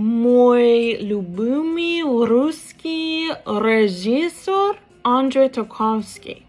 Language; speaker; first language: Russian; non-native, learner; English